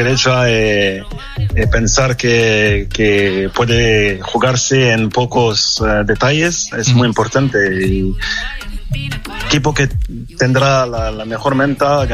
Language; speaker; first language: Spanish; non-native, fluent; French